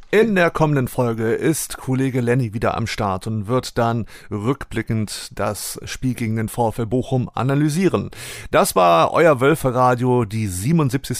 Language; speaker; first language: German; native; German